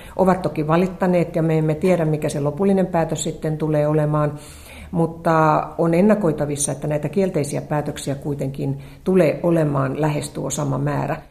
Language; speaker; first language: Finnish; native; Finnish